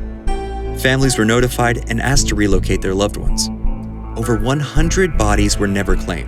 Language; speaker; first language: English; native; English